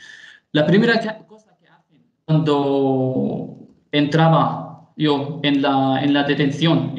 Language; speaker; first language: Spanish; non-native, fluent; Arabic